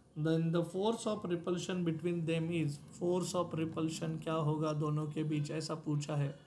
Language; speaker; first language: Hindi; non-native, local second language; Marathi